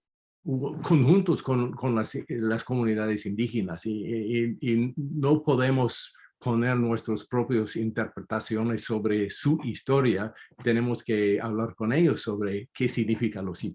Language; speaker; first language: Spanish; non-native, fluent; English